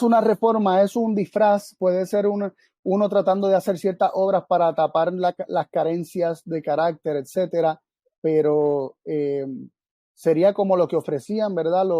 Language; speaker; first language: Spanish; native; Spanish